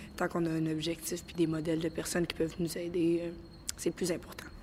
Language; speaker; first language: French; native; French